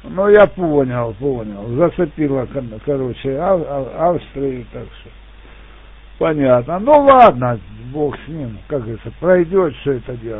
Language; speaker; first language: Russian; native; Russian